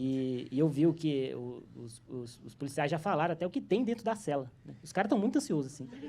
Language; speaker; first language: Portuguese; native; Portuguese